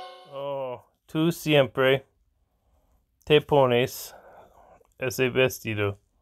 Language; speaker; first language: Spanish; non-native, learner; English